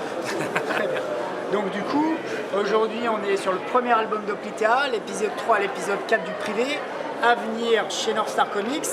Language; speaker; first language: French; native; French